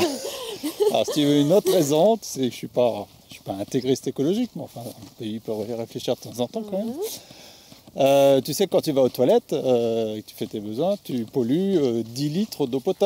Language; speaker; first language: French; native; French